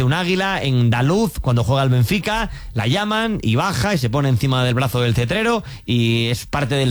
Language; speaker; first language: Spanish; native; Spanish